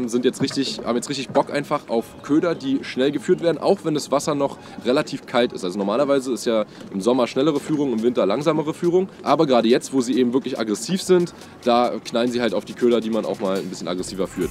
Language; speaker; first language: German; native; German